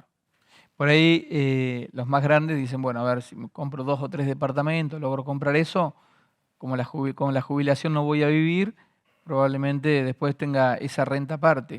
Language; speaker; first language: Spanish; native; Spanish